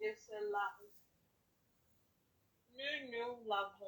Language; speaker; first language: French; non-native, learner; English